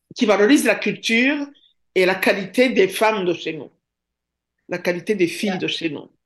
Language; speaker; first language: French; non-native, local second language; Kinyarwanda